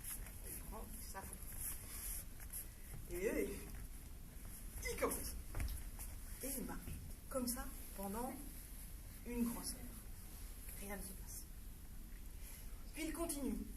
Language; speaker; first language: French; native; French